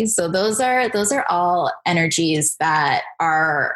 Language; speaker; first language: English; native; English